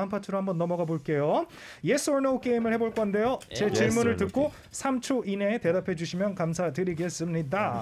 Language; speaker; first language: Korean; native; Korean